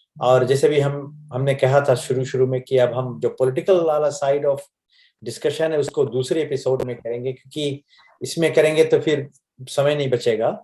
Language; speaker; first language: Hindi; native; Hindi